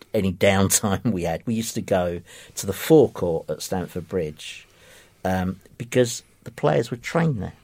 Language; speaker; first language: English; native; English